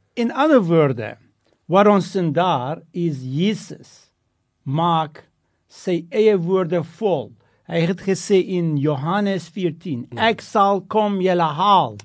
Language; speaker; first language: Afrikaans; non-native, fluent; Turkish